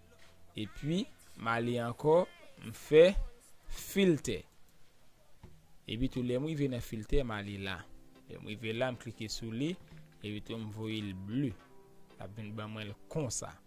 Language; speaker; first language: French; non-native, learner; Haitian Creole